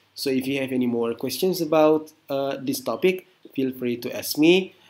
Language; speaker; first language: English; non-native, fluent; Indonesian